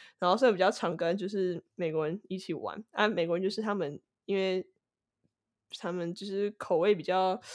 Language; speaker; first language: Chinese; native; Chinese